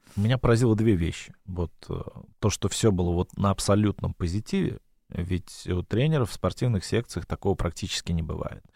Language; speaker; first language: Russian; native; Russian